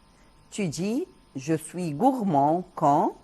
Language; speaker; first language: French; non-native, fluent; Arabic